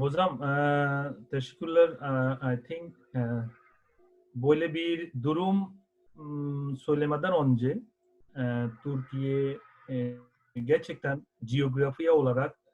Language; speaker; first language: Turkish; non-native, fluent; Bangla